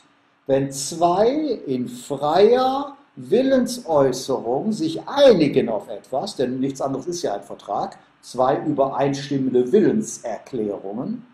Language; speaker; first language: German; native; German